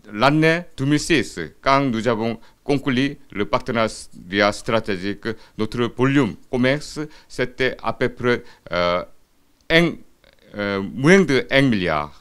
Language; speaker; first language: French; non-native, fluent; Korean